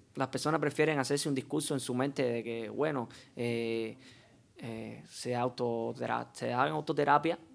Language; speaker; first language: Spanish; native; Spanish